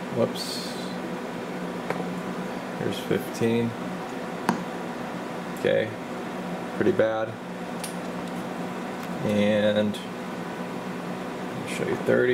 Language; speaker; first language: English; native; English